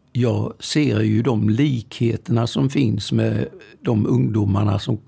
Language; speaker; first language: Swedish; early bilingual, other home language; German